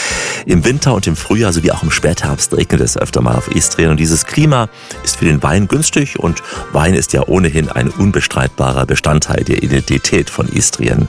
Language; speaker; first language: German; native; German